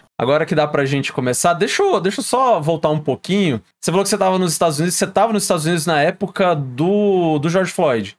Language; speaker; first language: Portuguese; native; Portuguese